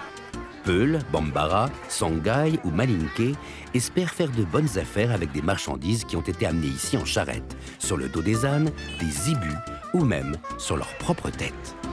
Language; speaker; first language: French; native; French